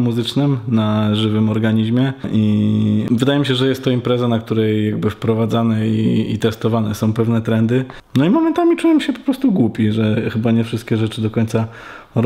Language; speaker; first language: Polish; native; Polish